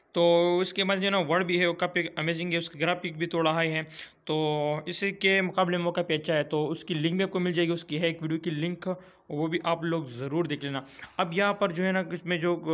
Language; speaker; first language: Urdu; non-native, local second language; Pashto